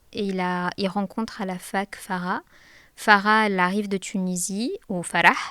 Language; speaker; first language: French; non-native, local second language; Arabic